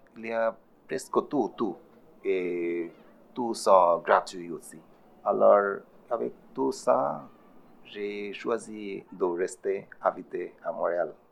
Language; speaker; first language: French; non-native, learner; Bangla